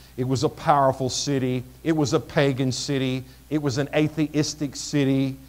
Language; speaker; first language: English; native; English